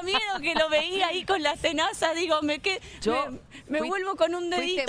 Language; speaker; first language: Spanish; native; Spanish